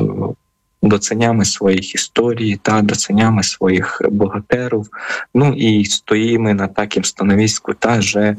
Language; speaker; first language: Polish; non-native, fluent; Ukrainian